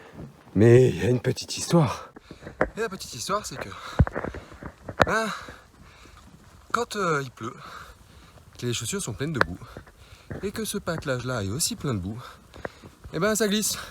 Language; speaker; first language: French; native; French